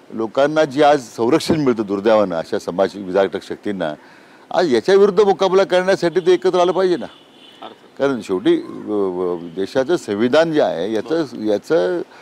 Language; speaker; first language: Marathi; native; Marathi